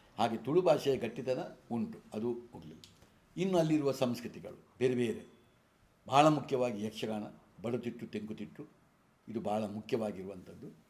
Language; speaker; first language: Kannada; non-native, local second language; Tulu